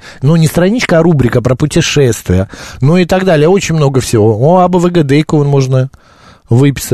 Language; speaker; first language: Russian; native; Russian